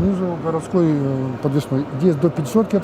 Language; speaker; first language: Russian; native; Russian